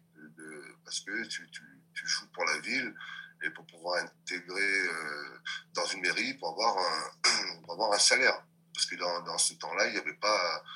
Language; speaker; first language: French; non-native, local second language; Réunion Creole French